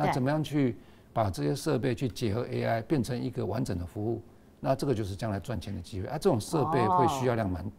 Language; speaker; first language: Chinese; native; Chinese